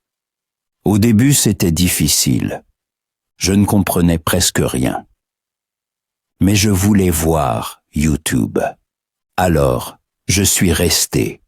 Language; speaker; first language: French; non-native, fluent; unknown